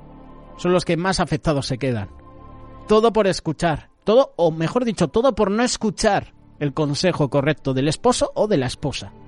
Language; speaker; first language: Spanish; native; Spanish